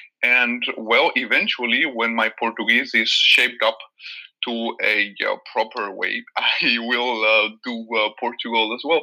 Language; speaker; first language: English; non-native, fluent; Catalan